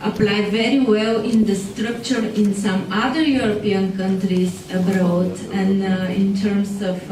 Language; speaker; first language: English; non-native, fluent; Bulgarian